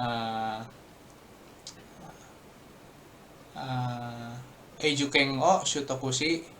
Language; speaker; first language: Japanese; non-native, learner; Indonesian